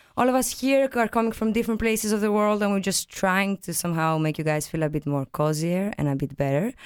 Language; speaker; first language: English; non-native, fluent; Greek